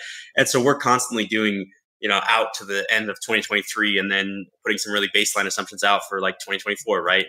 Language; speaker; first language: English; native; English